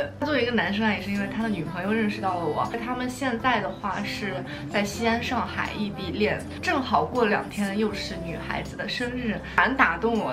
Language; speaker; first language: Chinese; native; Chinese